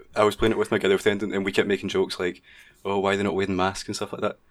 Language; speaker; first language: English; native; English